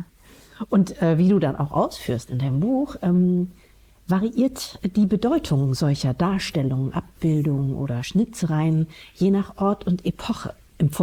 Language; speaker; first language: German; native; German